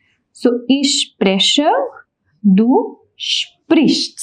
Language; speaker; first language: German; non-native, fluent; English